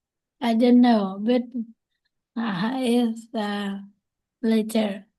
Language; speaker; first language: English; non-native, learner; Vietnamese